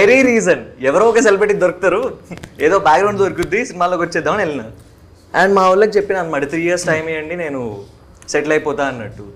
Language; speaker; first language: Telugu; native; Telugu